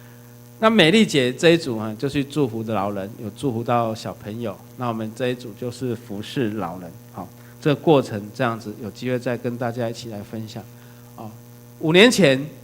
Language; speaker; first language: Chinese; native; Chinese